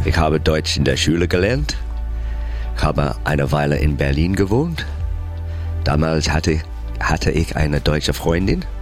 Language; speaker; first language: German; non-native, learner; English